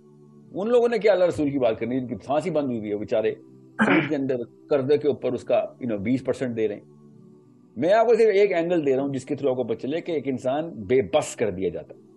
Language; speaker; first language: Urdu; non-native, local second language; Punjabi